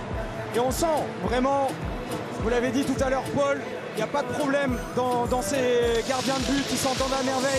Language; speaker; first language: French; native; French